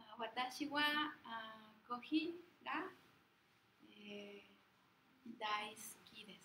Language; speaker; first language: Japanese; non-native, learner; Spanish